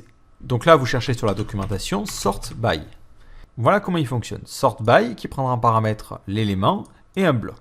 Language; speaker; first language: French; native; French